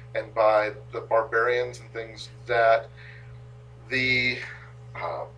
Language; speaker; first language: English; native; English